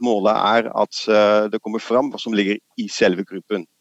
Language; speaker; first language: Norwegian; non-native, fluent; Dutch